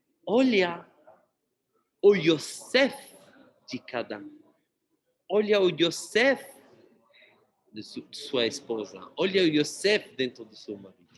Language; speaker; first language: Portuguese; non-native, fluent; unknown